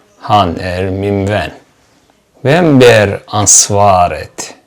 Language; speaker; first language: Swedish; non-native, fluent; Turkish